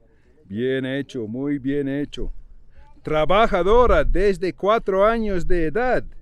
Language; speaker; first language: Spanish; non-native, fluent; English